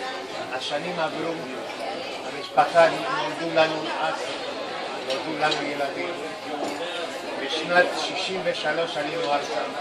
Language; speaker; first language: Hebrew; non-native, fluent; Spanish